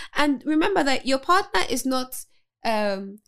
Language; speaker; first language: English; non-native, local second language; Yoruba